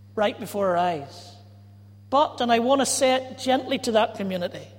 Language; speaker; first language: English; native; English